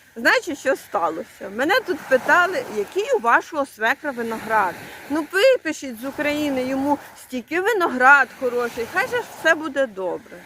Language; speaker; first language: Ukrainian; native; Ukrainian